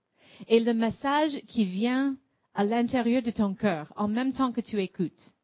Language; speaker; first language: French; non-native, fluent; English